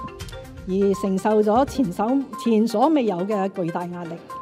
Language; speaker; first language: Chinese; non-native, local second language; Cantonese